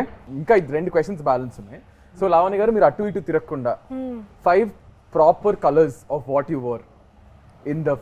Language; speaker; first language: Telugu; native; Telugu